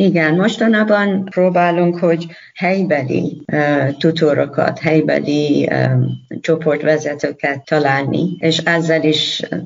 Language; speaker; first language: Hungarian; non-native, learner; Persian